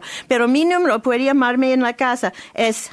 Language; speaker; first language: Spanish; non-native, learner; English